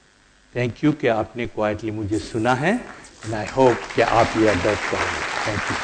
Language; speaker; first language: Hindi; non-native, learner; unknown